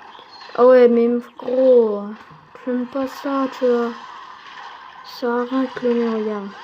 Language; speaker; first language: French; native; French